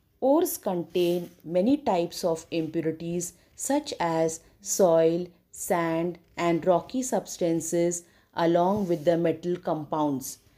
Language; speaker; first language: English; non-native, local second language; Marathi